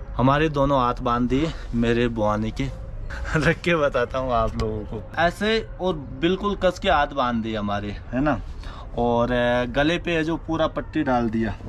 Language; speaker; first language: Hindi; native; Hindi